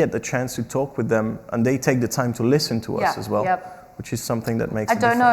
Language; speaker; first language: English; non-native, fluent; French